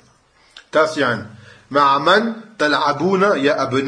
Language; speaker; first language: Arabic; non-native, fluent; French